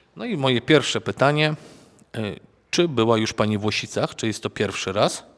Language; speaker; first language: Polish; native; Polish